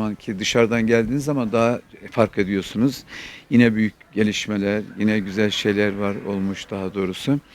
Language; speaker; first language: Turkish; native; Turkish